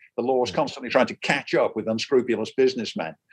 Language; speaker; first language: English; native; English